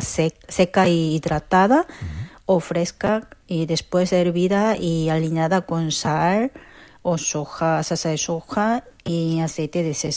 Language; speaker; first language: Spanish; non-native, fluent; Korean